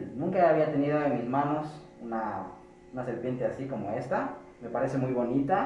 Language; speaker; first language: Spanish; native; Spanish